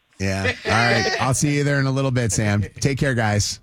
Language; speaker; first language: English; native; English